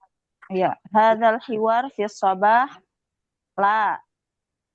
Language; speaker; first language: Arabic; non-native, learner; Indonesian